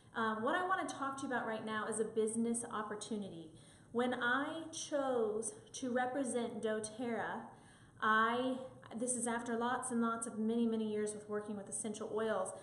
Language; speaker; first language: English; native; English